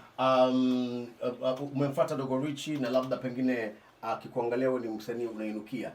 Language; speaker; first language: Swahili; native; Swahili